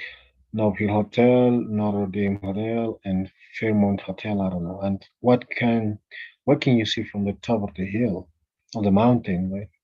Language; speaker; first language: English; non-native, fluent; Spanish